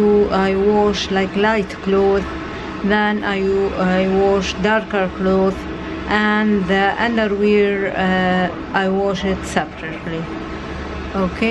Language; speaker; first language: English; non-native, learner; Arabic